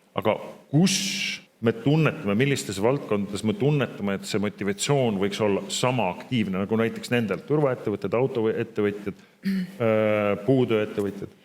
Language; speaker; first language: Estonian; native; Estonian